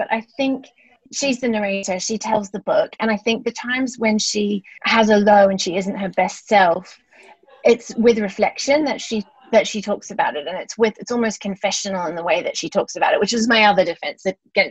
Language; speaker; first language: English; native; English